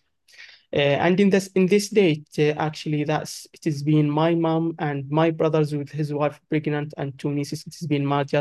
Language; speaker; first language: English; non-native, learner; Arabic